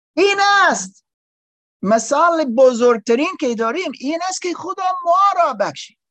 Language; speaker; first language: Persian; non-native, learner; English